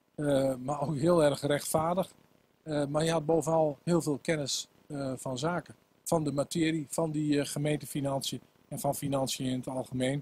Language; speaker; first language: Dutch; native; Dutch